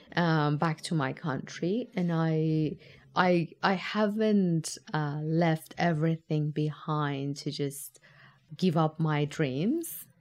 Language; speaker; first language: English; non-native, fluent; Persian